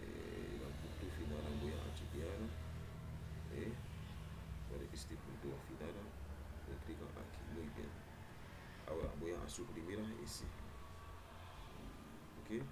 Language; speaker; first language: Spanish; non-native, learner; Haitian Creole